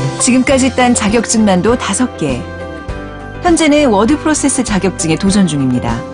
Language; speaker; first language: Korean; native; Korean